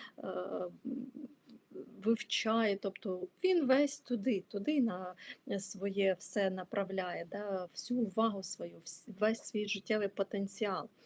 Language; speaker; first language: Ukrainian; non-native, local second language; Russian